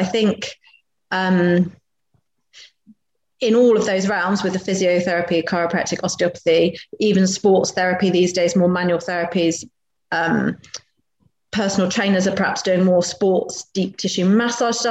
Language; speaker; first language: English; native; English